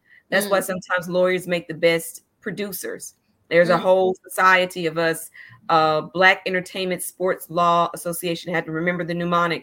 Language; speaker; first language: English; native; English